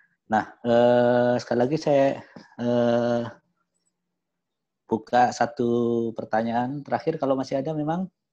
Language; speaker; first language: Indonesian; native; Indonesian